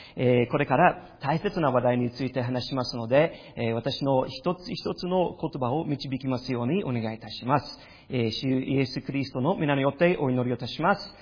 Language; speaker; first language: Japanese; non-native, fluent; English